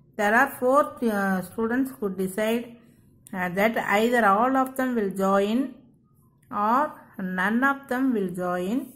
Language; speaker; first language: English; non-native, local second language; Tamil